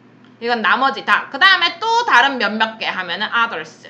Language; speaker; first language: Korean; native; Korean